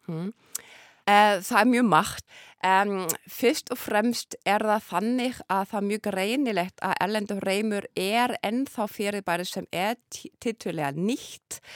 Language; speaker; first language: Icelandic; non-native, fluent; German